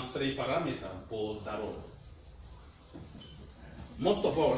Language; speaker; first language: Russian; non-native, learner; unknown